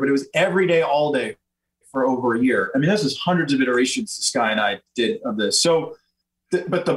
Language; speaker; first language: English; native; English